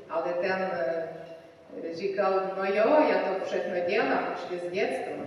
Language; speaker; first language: Czech; non-native, learner; Ukrainian